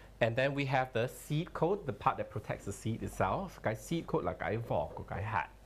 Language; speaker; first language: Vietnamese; non-native, fluent; English